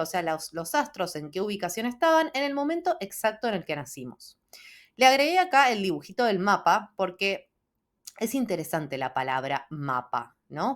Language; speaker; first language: Spanish; native; Spanish